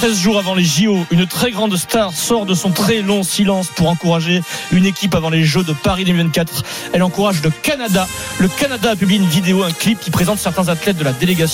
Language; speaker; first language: French; native; French